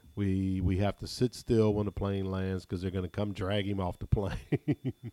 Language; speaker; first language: English; native; English